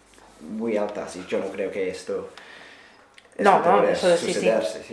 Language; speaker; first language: Spanish; non-native, fluent; English